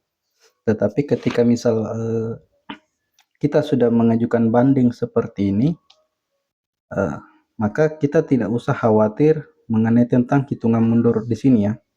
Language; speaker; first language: Indonesian; native; Indonesian